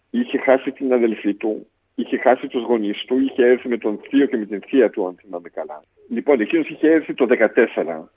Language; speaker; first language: Greek; early bilingual, heritage; Greek